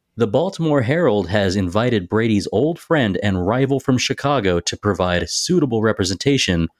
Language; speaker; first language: English; native; English